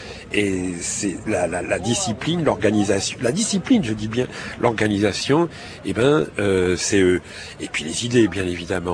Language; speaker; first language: French; native; French